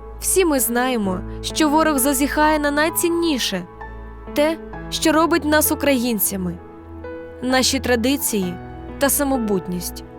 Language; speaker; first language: Ukrainian; native; Ukrainian